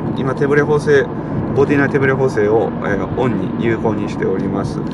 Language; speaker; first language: Japanese; native; Japanese